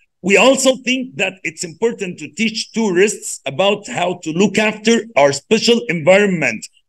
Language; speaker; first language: English; non-native, fluent; Arabic